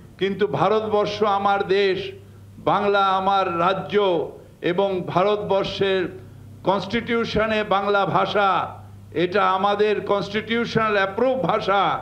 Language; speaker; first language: Bangla; native; Bangla